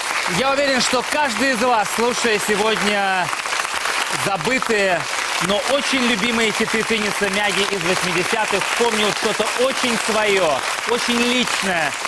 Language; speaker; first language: Russian; native; Russian